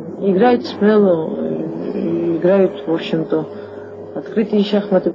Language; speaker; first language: Russian; non-native, local second language; Georgian